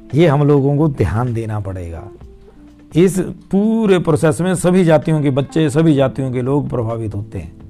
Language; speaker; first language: Hindi; native; Hindi